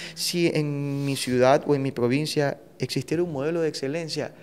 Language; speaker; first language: Spanish; native; Spanish